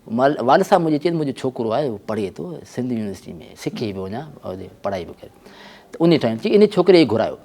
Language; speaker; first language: Sindhi; native; Sindhi